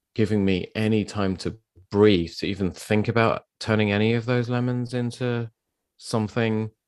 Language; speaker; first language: English; native; English